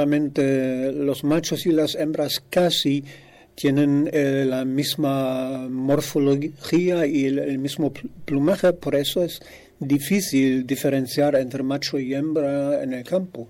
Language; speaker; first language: Spanish; non-native, fluent; German